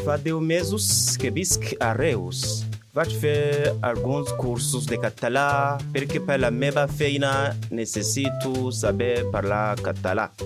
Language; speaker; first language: Catalan; non-native, learner; Kinyarwanda